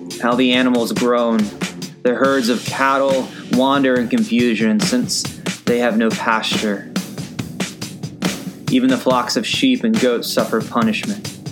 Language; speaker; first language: English; native; English